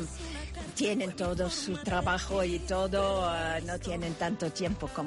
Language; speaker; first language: Spanish; non-native, learner; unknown